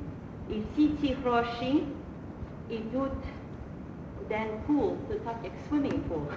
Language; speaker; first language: Ukrainian; early bilingual, heritage; Ukrainian